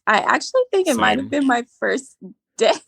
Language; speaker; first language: English; native; English